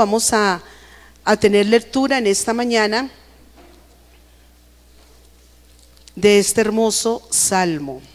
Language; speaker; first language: Spanish; native; Spanish